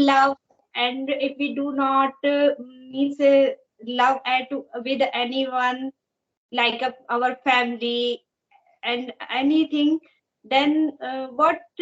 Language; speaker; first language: English; non-native, learner; Hindi